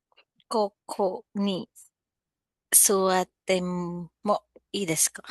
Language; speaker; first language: Japanese; non-native, learner; Filipino